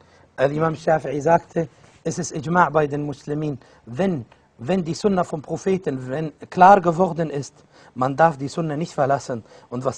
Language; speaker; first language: German; non-native, fluent; Arabic